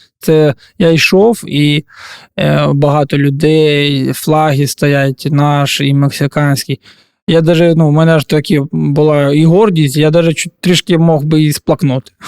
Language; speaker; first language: Ukrainian; non-native, local second language; Russian